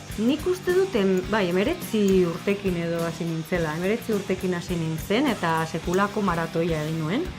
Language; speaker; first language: Basque; non-native, local second language; Spanish